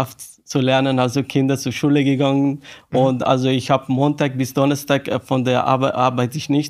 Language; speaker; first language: German; non-native, learner; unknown